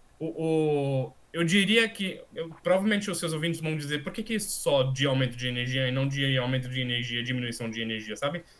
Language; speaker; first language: Portuguese; non-native, fluent; German